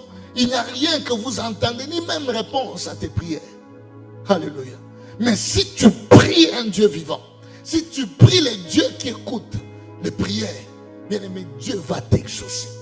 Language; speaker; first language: French; non-native, local second language; Lingala